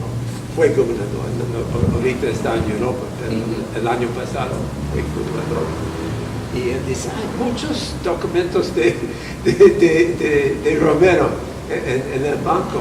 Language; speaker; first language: Spanish; non-native, fluent; English